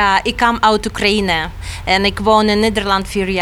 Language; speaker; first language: Dutch; non-native, learner; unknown